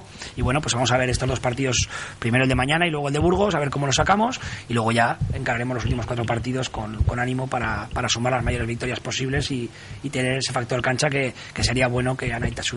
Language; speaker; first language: Spanish; native; Spanish